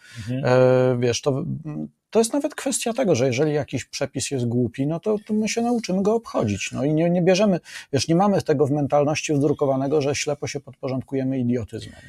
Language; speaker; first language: Polish; native; Polish